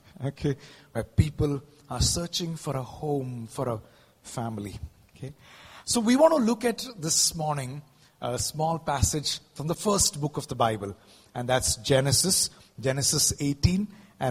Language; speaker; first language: English; non-native, local second language; Malayalam